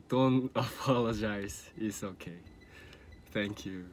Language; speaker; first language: English; non-native, learner; Korean